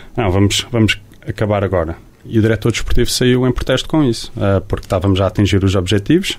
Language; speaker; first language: Portuguese; early bilingual, heritage; Portuguese